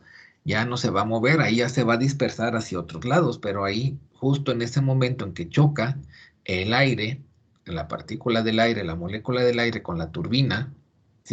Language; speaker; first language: Spanish; native; Spanish